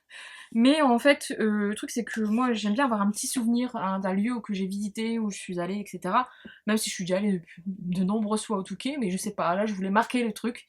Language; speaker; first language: French; native; French